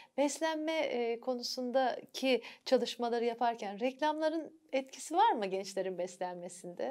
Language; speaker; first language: Turkish; native; Turkish